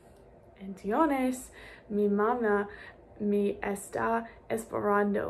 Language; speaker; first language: Spanish; non-native, learner; English